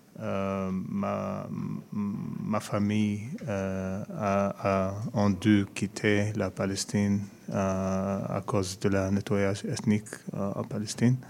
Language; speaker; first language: French; non-native, learner; Arabic